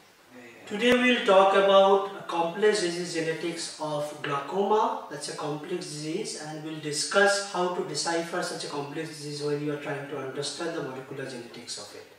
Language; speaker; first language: English; non-native, local second language; Bangla